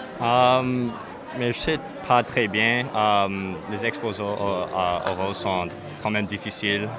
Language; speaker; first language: French; non-native, learner; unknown